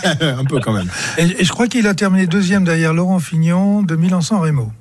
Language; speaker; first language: French; native; French